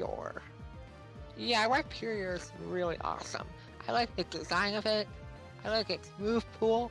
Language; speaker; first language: English; native; English